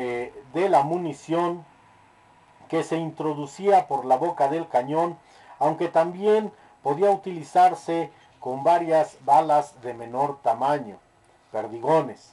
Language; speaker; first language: Spanish; native; Spanish